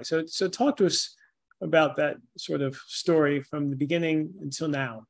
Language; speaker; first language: English; native; English